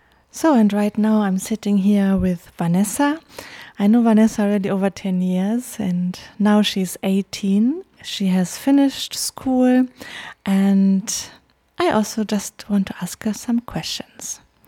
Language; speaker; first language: English; non-native, fluent; German